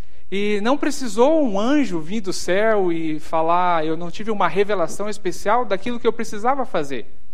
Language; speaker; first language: Portuguese; native; Portuguese